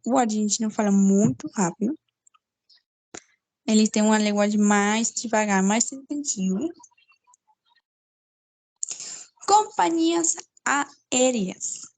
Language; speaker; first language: Portuguese; non-native, fluent; Spanish